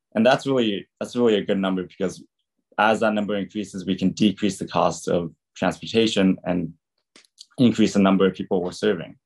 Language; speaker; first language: English; native; English